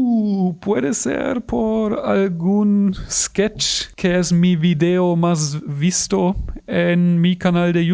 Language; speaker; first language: Spanish; non-native, fluent; German